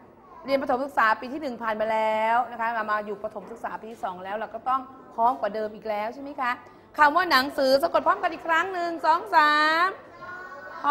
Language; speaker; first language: Thai; native; Thai